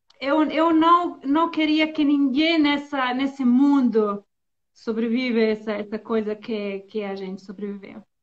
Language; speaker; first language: Portuguese; non-native, learner; Bosnian